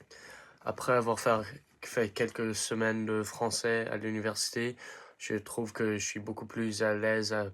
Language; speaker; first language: French; early bilingual, heritage; English